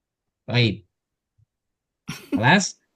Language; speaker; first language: Arabic; non-native, fluent; Indonesian